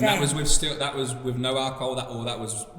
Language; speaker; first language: English; native; English